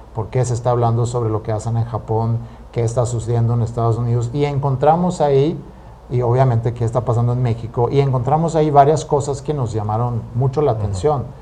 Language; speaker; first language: Spanish; non-native, fluent; Swedish